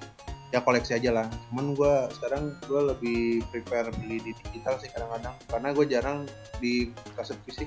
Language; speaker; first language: Indonesian; native; Indonesian